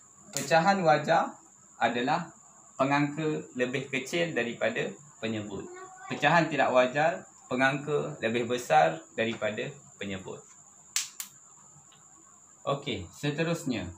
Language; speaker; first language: Malay; native; Malay